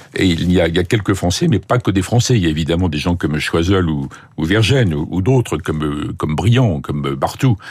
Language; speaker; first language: French; native; French